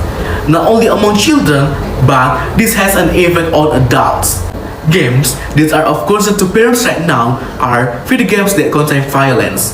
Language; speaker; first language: English; non-native, learner; Indonesian